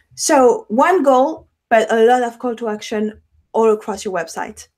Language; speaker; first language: English; non-native, fluent; French